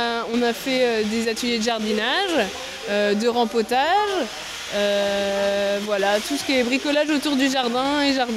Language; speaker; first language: French; native; French